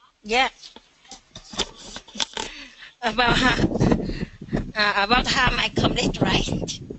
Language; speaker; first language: English; non-native, learner; Vietnamese